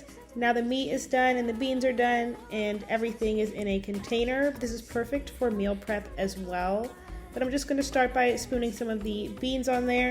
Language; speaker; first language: English; native; English